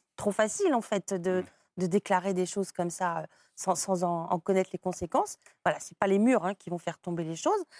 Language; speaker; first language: French; native; French